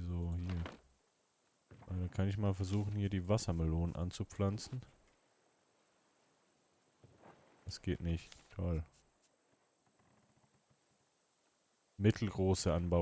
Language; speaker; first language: German; native; German